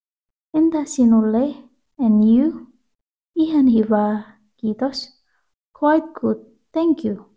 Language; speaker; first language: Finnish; non-native, learner; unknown